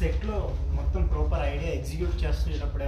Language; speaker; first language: Telugu; native; Telugu